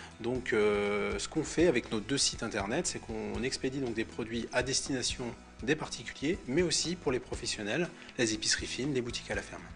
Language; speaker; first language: French; native; French